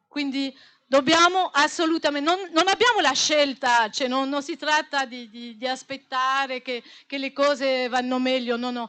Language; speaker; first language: Italian; non-native, fluent; French